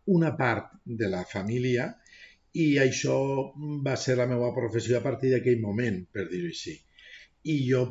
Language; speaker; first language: Catalan; non-native, local second language; Spanish